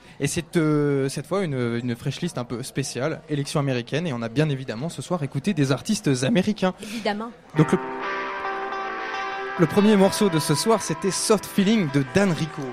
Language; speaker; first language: French; native; French